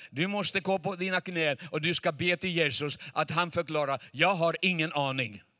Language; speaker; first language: Swedish; non-native, fluent; Chinese